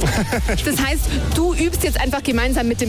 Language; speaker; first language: German; native; German